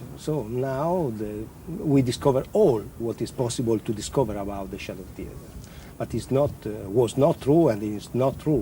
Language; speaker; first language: English; non-native, learner; Italian